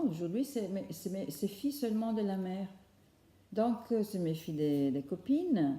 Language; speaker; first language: French; non-native, fluent; Italian